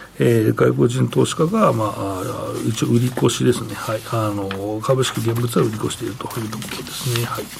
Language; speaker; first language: Japanese; native; Japanese